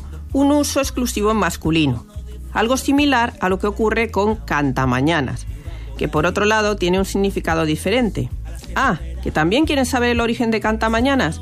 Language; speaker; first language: Spanish; native; Spanish